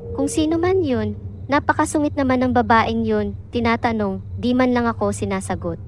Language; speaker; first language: Filipino; native; Filipino